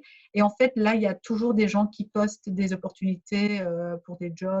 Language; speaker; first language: French; early bilingual, other home language; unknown